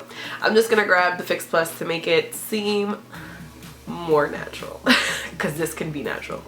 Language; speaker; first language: English; native; English